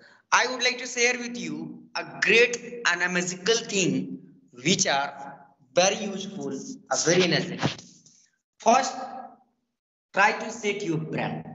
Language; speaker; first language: English; non-native, learner; Hindi